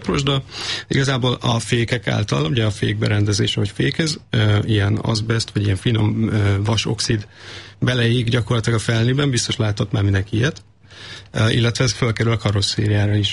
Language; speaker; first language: Hungarian; native; Hungarian